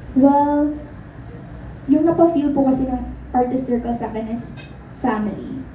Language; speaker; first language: Filipino; native; Filipino